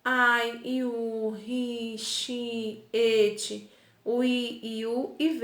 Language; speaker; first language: English; non-native, fluent; Portuguese